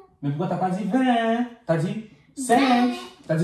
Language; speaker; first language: French; native; French